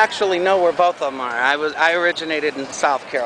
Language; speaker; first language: English; native; English